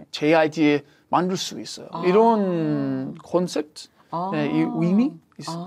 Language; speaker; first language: Korean; non-native, learner; English